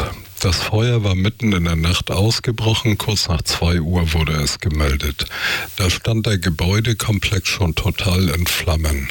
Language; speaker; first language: German; native; German